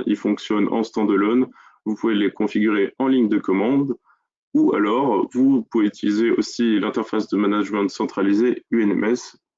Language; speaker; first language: French; native; French